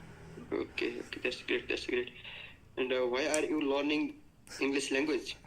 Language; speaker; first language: English; non-native, learner; Nepali